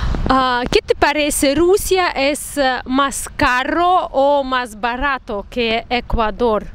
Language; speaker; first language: Spanish; non-native, fluent; Russian